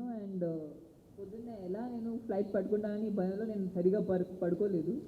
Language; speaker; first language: Telugu; non-native, local second language; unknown